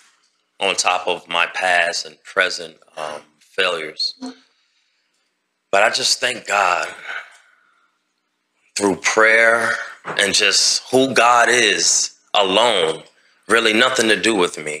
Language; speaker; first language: English; native; English